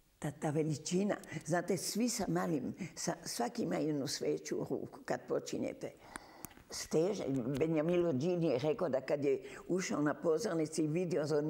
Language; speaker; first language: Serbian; early bilingual, heritage; Serbian